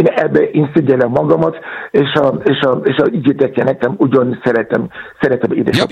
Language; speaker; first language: Hungarian; non-native, fluent; Yoruba